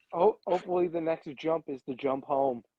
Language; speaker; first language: English; native; English